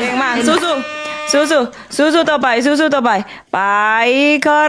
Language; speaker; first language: Thai; non-native, fluent; Korean